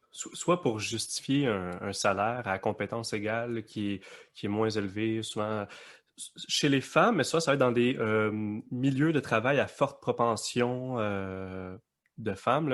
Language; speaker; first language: French; native; French